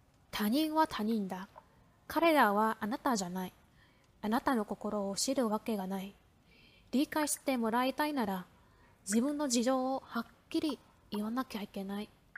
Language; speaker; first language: Japanese; non-native, fluent; Vietnamese